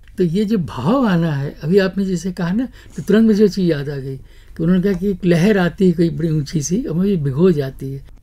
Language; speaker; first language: Hindi; native; Hindi